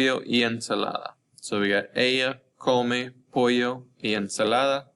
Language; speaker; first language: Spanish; non-native, fluent; English